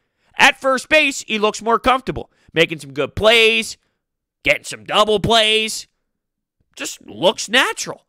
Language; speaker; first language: English; native; English